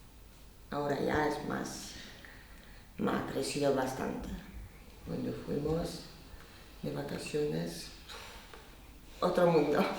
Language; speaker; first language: Spanish; non-native, fluent; Polish